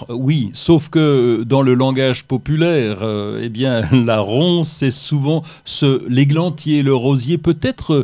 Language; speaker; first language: French; native; French